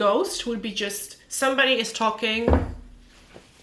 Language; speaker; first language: English; non-native, fluent; Polish